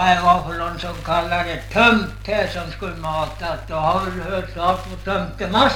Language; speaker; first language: Swedish; native; Swedish